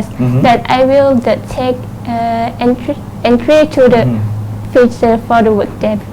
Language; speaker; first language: English; non-native, learner; Thai